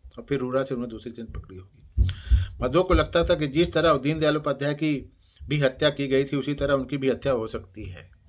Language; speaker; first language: Hindi; native; Hindi